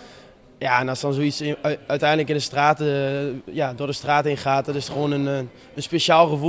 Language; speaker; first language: Dutch; native; Dutch